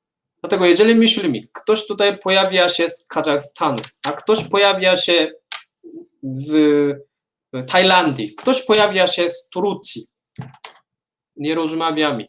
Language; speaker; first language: Polish; non-native, fluent; Korean